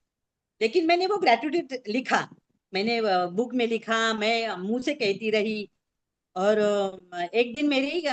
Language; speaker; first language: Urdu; non-native, local second language; Marathi